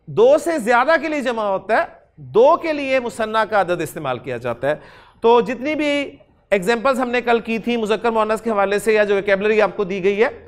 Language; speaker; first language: Urdu; native; Urdu